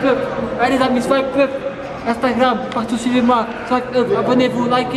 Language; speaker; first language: French; non-native, local second language; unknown